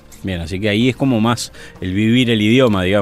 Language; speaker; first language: Spanish; native; Spanish